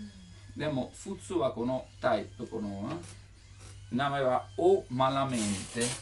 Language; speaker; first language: Japanese; non-native, learner; Italian